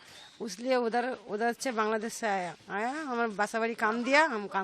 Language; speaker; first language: Hindi; non-native, learner; Bangla